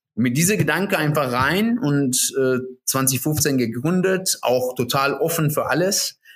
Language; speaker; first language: German; non-native, fluent; Persian